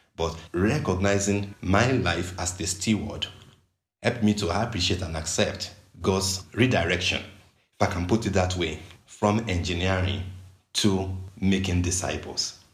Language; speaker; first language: English; non-native, local second language; Yoruba